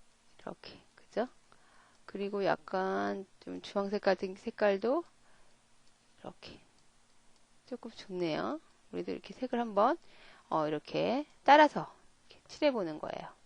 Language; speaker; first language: Korean; native; Korean